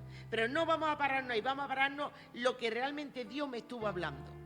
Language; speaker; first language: Spanish; native; Spanish